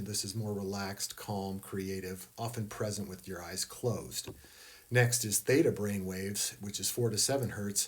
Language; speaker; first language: English; native; English